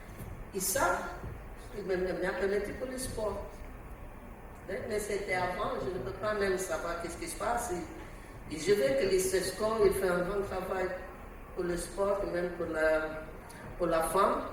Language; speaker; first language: French; non-native, learner; Portuguese